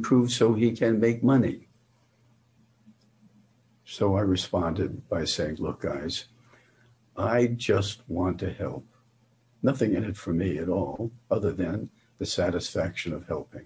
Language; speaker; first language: English; native; English